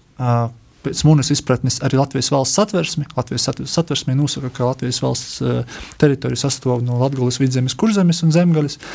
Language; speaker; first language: Latvian; native; Latvian